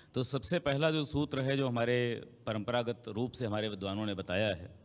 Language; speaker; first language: Hindi; native; Hindi